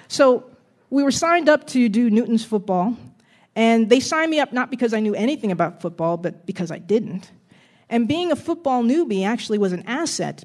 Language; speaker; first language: English; native; English